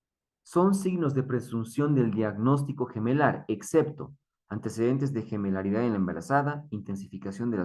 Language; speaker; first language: Spanish; native; Spanish